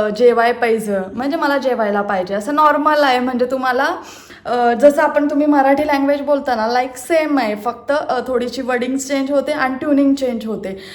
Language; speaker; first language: Marathi; non-native, local second language; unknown